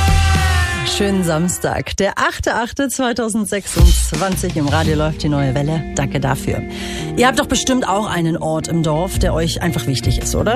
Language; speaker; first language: German; native; German